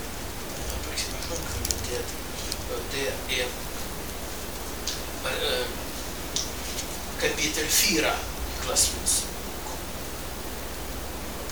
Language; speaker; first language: Swedish; non-native, fluent; Russian